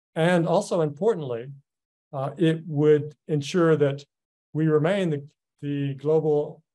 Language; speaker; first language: English; native; English